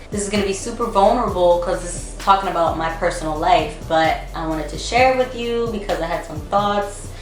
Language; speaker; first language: English; native; English